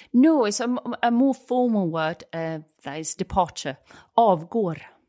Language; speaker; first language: English; non-native, fluent; Swedish